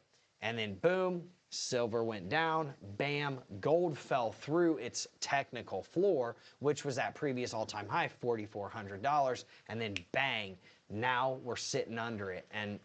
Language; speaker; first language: English; native; English